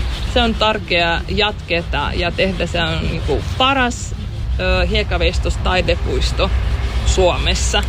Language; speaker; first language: Finnish; non-native, fluent; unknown